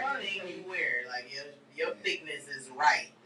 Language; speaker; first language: English; native; English